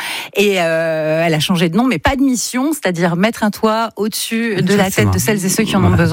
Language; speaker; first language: French; native; French